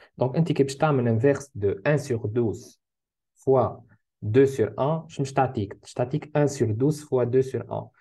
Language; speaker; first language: French; non-native, local second language; Arabic